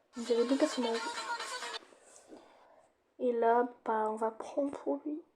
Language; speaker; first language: French; native; French